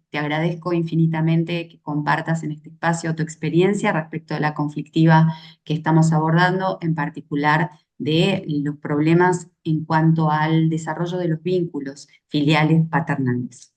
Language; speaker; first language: Spanish; native; Spanish